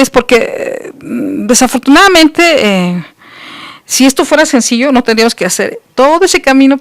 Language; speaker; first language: Spanish; native; Spanish